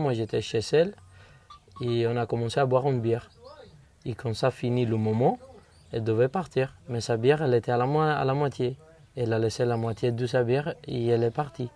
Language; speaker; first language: French; non-native, fluent; Spanish